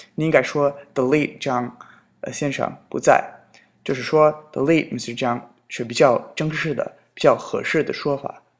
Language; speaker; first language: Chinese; non-native, fluent; English